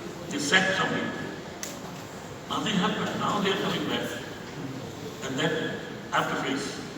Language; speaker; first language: English; non-native, local second language; Bangla